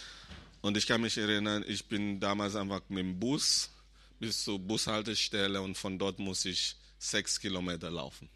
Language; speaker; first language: German; non-native, fluent; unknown